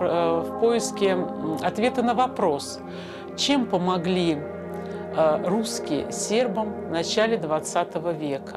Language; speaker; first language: Russian; native; Russian